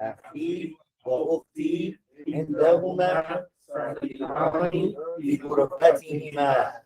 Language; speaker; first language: Arabic; non-native, learner; English